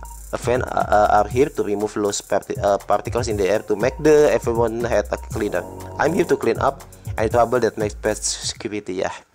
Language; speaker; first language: English; non-native, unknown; Indonesian